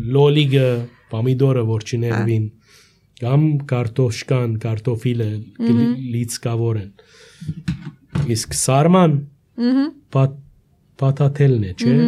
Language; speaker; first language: Armenian; early bilingual, heritage; Armenian